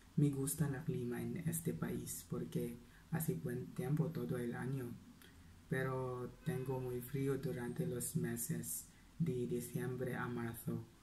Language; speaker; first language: Spanish; non-native, learner; Filipino